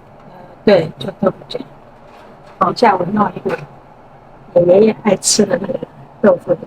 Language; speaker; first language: Chinese; native; Chinese